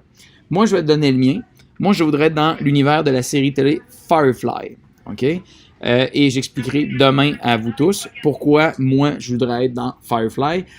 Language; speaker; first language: French; native; French